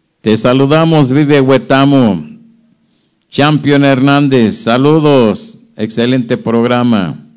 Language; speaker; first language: Spanish; native; Spanish